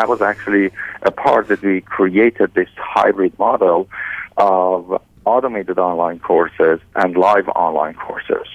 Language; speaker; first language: English; non-native, fluent; Persian